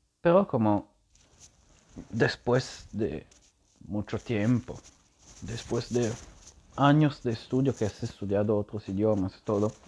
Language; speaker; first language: Spanish; non-native, learner; Italian